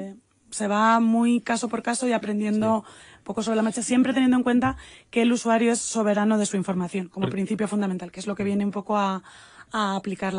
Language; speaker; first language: Spanish; native; Spanish